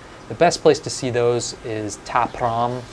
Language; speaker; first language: English; native; English